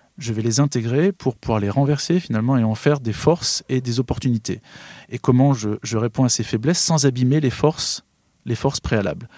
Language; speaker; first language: French; native; French